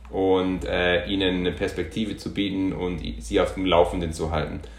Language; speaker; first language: German; non-native, local second language; Luxembourgish